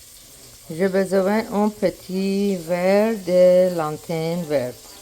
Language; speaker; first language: French; non-native, learner; Persian